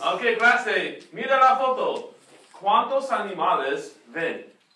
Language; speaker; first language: Spanish; non-native, fluent; English